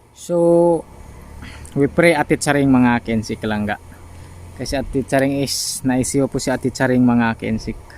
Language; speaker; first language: Filipino; non-native, local second language; Cebuano